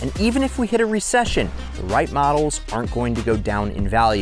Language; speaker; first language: English; native; English